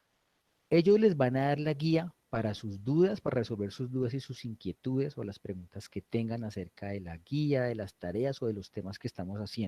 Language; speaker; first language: Spanish; native; Spanish